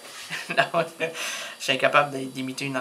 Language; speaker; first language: French; native; French